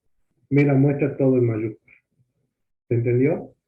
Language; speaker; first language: Spanish; native; Spanish